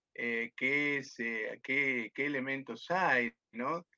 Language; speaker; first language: Spanish; native; Spanish